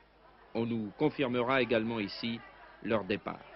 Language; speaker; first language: French; native; French